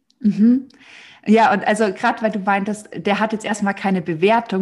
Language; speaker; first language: German; native; German